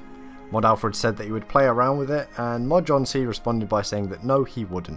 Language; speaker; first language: English; native; English